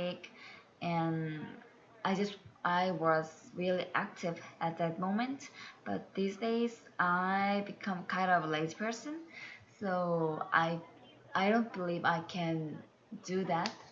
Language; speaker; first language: English; non-native, learner; Korean